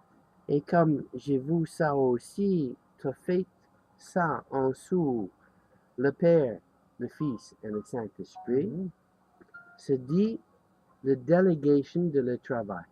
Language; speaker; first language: French; non-native, learner; English